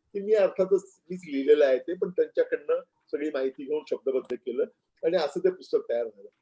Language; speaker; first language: Marathi; native; Marathi